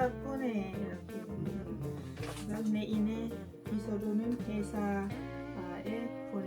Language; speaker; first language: Korean; non-native, learner; Lao